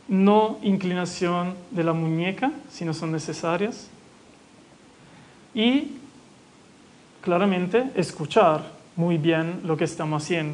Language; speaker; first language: Spanish; non-native, fluent; Italian